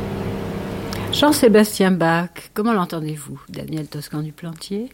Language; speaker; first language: French; native; French